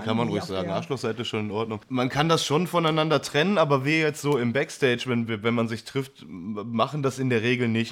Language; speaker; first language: German; native; German